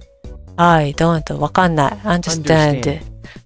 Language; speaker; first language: English; non-native, learner; Japanese